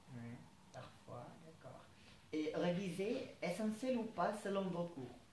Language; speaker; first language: French; non-native, fluent; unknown